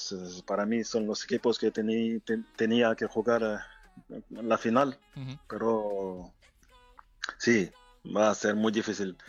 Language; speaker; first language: Spanish; non-native, fluent; French